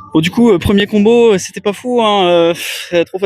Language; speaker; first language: French; native; French